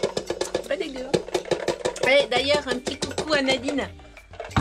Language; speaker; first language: French; native; French